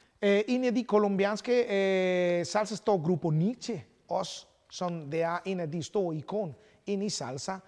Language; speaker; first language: Danish; non-native, fluent; Spanish